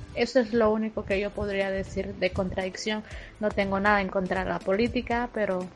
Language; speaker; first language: Spanish; native; Spanish